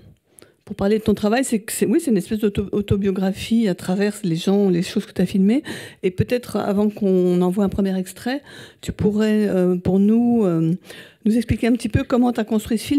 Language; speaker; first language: French; native; French